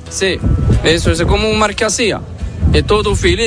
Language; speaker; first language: Spanish; non-native, learner; Arabic